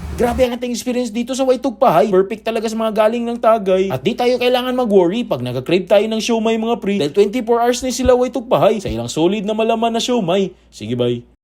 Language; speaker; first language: Filipino; native; Filipino